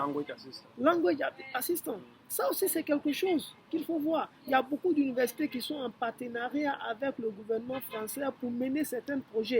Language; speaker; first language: French; non-native, fluent; Yoruba